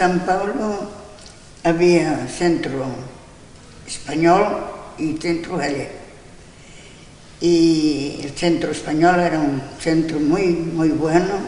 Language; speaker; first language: Spanish; non-native, local second language; Galician